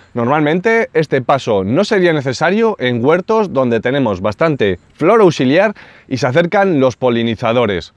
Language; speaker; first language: Spanish; native; Spanish